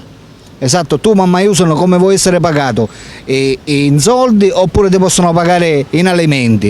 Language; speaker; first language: Italian; native; Italian